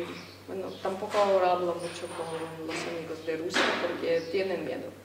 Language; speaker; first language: Spanish; non-native, fluent; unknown